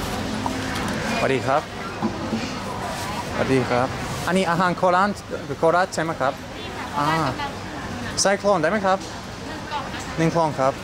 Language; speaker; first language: Thai; non-native, learner; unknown